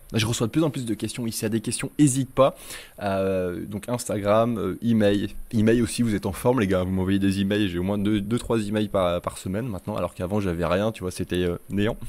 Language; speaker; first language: French; native; French